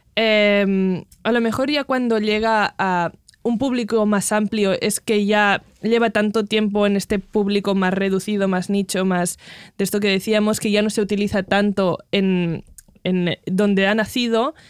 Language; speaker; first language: Spanish; non-native, local second language; Catalan